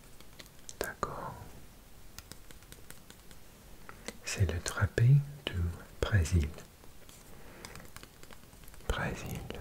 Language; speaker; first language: French; non-native, learner; Welsh